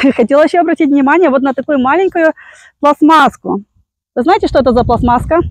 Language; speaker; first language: Russian; native; Russian